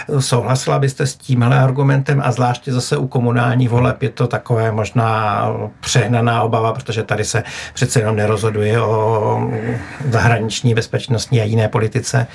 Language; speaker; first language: Czech; native; Czech